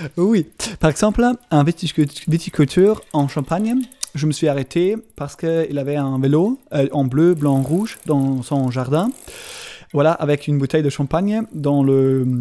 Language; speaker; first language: French; non-native, learner; German